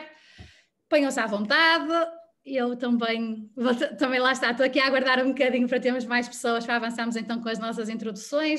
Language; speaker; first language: Portuguese; native; Portuguese